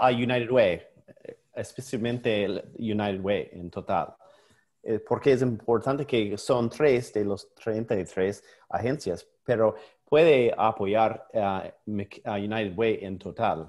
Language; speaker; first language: Spanish; non-native, learner; English